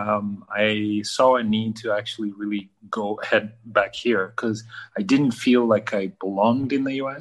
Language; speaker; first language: English; early bilingual, other home language; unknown